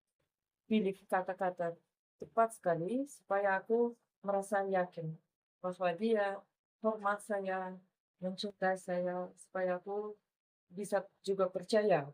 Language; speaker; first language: Indonesian; non-native, learner; Russian